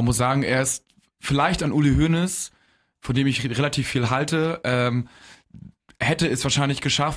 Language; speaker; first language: German; native; German